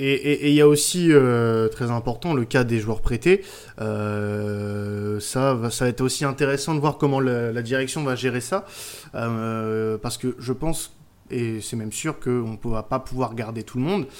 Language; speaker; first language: French; native; French